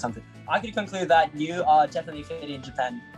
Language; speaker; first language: English; non-native, learner; Japanese